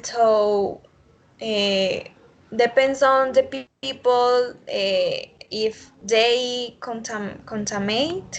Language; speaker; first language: English; non-native, learner; Spanish